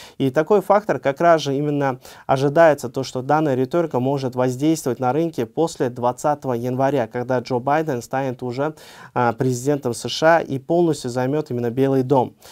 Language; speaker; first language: Russian; non-native, local second language; Uzbek